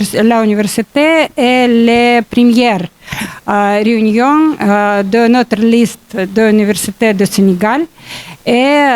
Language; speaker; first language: French; non-native, learner; Russian